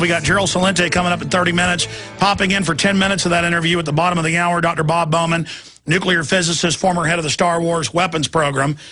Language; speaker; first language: English; native; English